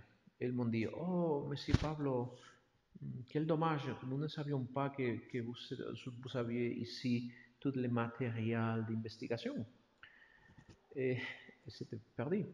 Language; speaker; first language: French; non-native, learner; Spanish